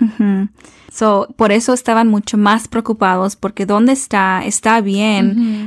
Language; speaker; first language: Spanish; early bilingual, heritage; Spanish